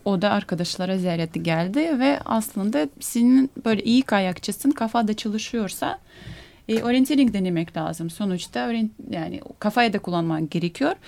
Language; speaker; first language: Turkish; non-native, fluent; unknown